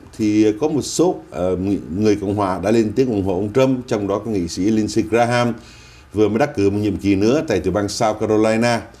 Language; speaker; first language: Vietnamese; native; Vietnamese